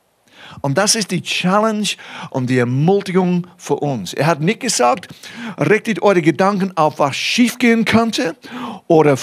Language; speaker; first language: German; non-native, fluent; English